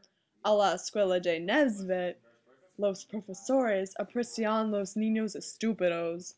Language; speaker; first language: Spanish; non-native, learner; English